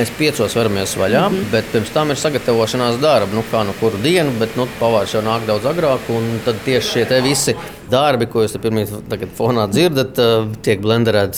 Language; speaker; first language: Latvian; native; Latvian